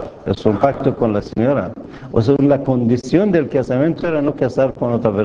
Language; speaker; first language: Spanish; non-native, fluent; Persian